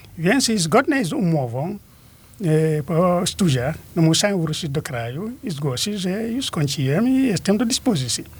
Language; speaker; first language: Polish; non-native, fluent; Fula